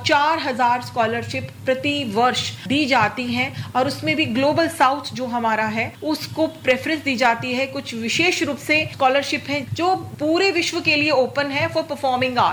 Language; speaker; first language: Hindi; native; Hindi